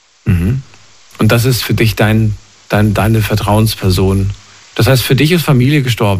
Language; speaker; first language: German; native; German